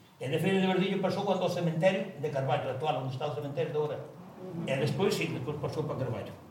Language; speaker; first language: Galician; native; Galician